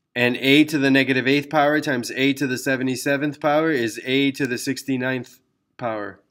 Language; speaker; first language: English; early bilingual, other home language; Spanish